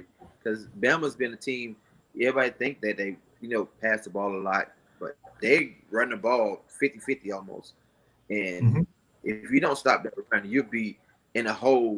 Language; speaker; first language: English; native; English